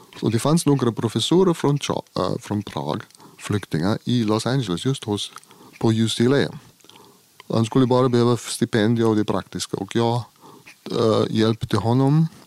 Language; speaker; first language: Swedish; non-native, fluent; German